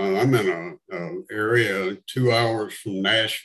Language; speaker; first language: English; native; English